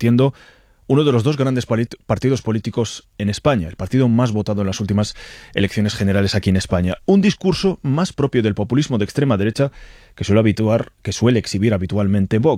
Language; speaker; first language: Spanish; native; Spanish